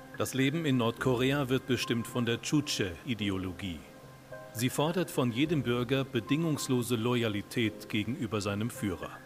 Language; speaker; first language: German; native; German